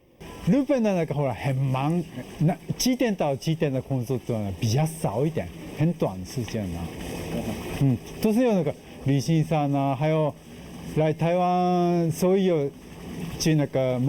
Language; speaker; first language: Chinese; non-native, fluent; Japanese